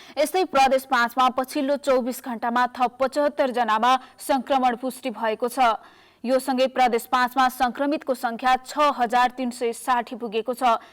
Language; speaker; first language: Nepali; native; Nepali